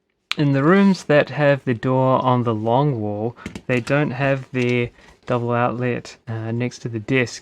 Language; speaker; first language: English; native; English